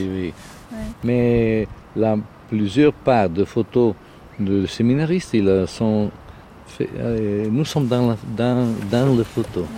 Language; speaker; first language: French; non-native, fluent; Italian